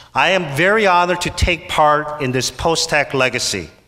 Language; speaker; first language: English; native; English